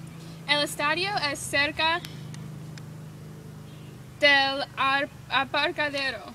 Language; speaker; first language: Spanish; non-native, learner; English